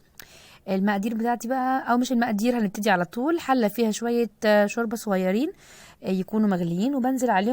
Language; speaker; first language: Arabic; native; Arabic